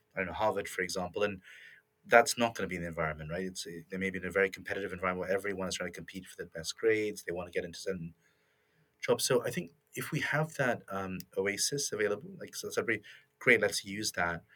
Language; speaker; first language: English; native; English